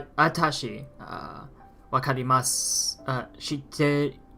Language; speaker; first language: Japanese; non-native, learner; English